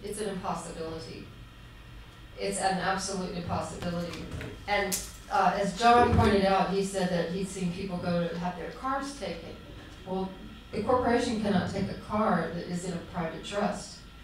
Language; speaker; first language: English; native; English